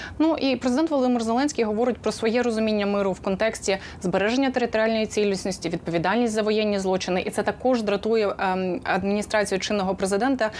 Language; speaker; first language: Ukrainian; native; Ukrainian